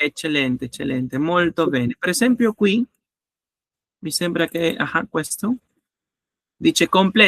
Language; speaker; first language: Italian; non-native, learner; Spanish